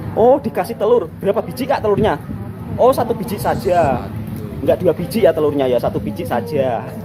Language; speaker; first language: Indonesian; native; Indonesian